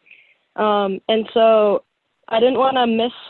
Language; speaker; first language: English; native; English